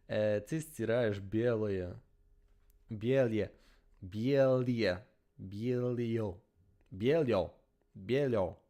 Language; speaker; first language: Russian; non-native, learner; Polish